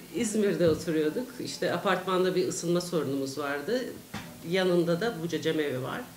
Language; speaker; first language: Turkish; native; Turkish